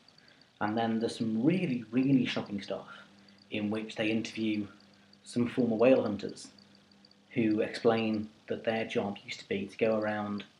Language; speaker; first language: English; native; English